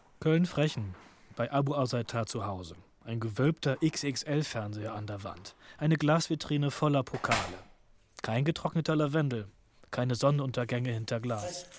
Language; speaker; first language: German; native; German